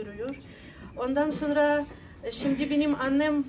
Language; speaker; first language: Turkish; non-native, learner; Ukrainian